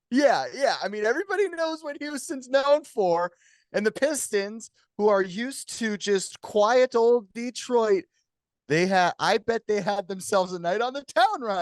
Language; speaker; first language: English; native; English